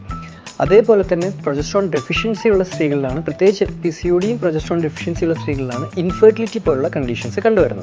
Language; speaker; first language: Malayalam; native; Malayalam